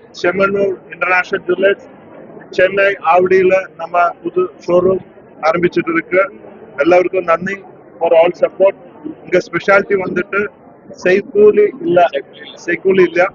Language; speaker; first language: Tamil; non-native, learner; Malayalam